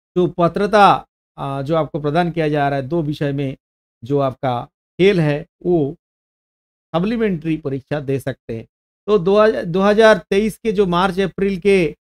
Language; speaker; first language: Hindi; non-native, local second language; Bangla